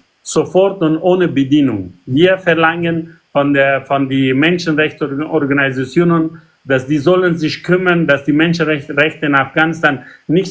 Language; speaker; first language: German; non-native, learner; Persian